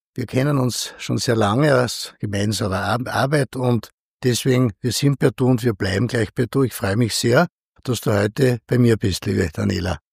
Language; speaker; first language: German; native; German